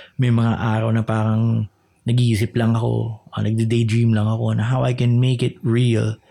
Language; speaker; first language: Filipino; native; Filipino